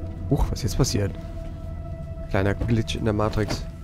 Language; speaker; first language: German; native; German